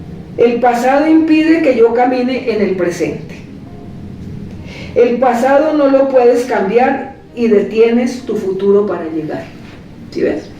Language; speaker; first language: Spanish; native; Spanish